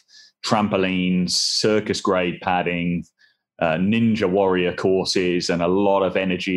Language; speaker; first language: English; native; English